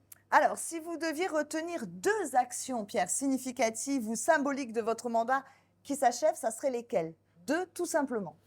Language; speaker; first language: French; native; French